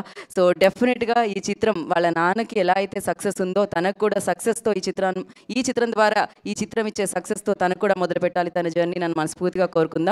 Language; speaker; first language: Telugu; native; Telugu